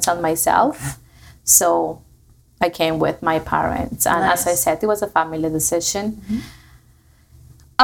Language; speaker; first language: English; non-native, fluent; Spanish